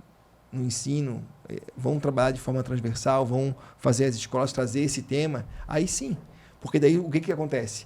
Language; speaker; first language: Portuguese; native; Portuguese